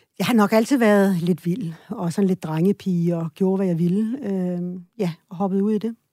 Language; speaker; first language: Danish; early bilingual, other home language; Swedish